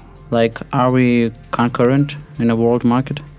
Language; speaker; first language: English; non-native, fluent; Russian